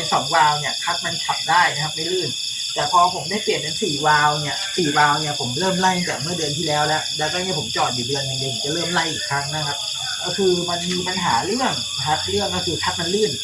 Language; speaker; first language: Thai; native; Thai